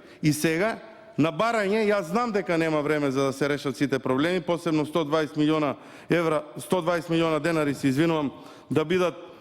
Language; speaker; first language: Macedonian; native; Macedonian